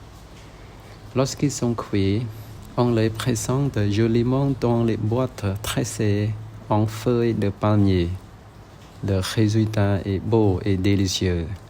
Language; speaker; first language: French; non-native, fluent; Khmer